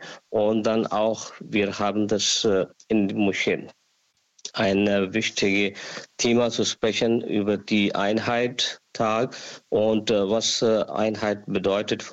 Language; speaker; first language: German; non-native, learner; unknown